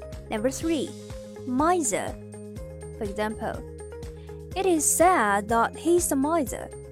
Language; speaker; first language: English; non-native, fluent; Chinese